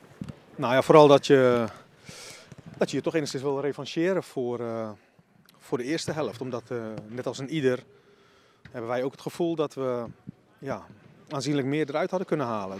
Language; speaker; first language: Dutch; native; Dutch